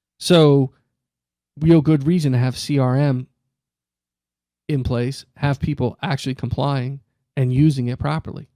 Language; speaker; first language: English; native; English